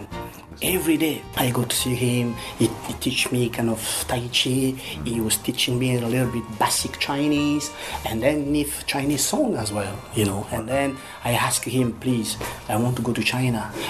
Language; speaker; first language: English; non-native, learner; French